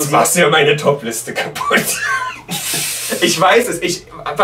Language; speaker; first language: German; native; German